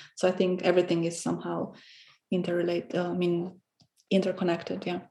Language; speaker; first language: English; non-native, fluent; Romanian